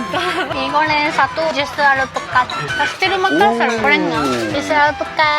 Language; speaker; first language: Indonesian; non-native, learner; Japanese